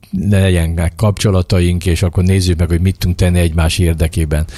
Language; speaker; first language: Hungarian; native; Hungarian